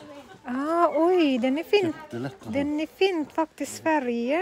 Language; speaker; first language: Swedish; non-native, learner; Cebuano